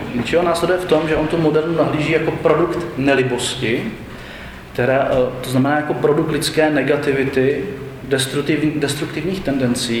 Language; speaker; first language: Czech; native; Czech